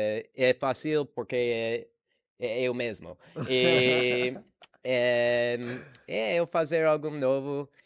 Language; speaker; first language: Portuguese; non-native, learner; English